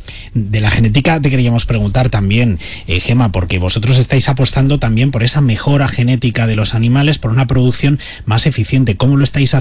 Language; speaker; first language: Spanish; native; Spanish